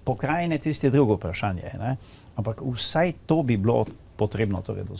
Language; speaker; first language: Slovenian; native; Slovenian